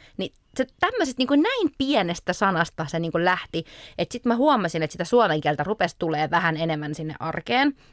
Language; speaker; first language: Finnish; early bilingual, other home language; Arabic